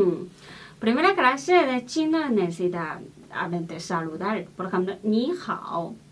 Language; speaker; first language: Spanish; non-native, learner; Chinese